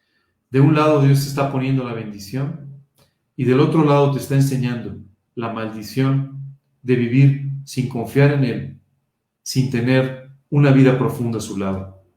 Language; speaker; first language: Spanish; native; Spanish